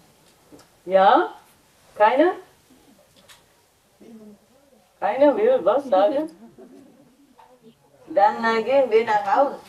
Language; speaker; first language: German; non-native, learner; Vietnamese